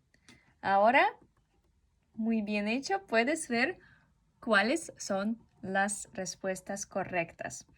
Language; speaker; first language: Spanish; non-native, fluent; Russian